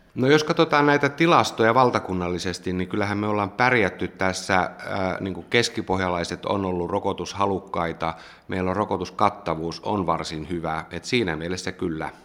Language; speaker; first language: Finnish; native; Finnish